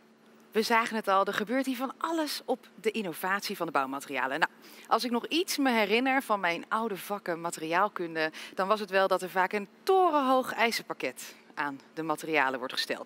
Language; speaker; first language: Dutch; native; Dutch